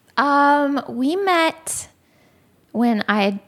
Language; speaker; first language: English; native; English